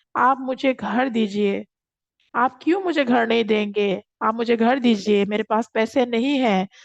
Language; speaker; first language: Hindi; non-native, fluent; Korean